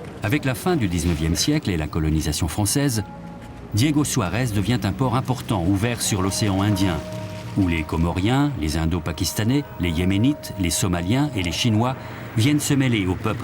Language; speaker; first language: French; native; French